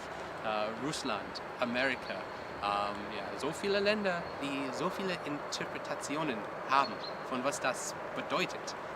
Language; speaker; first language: German; non-native, learner; English